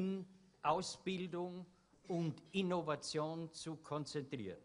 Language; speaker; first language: German; native; German